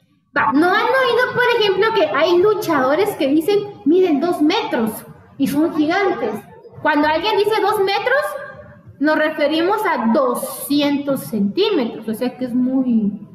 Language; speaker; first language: Spanish; native; Spanish